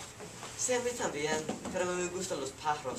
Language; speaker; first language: Spanish; non-native, learner; English